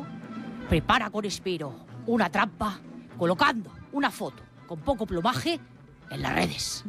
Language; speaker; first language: Spanish; native; Spanish